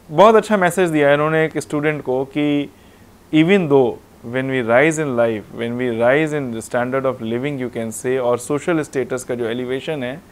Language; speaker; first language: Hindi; non-native, local second language; Punjabi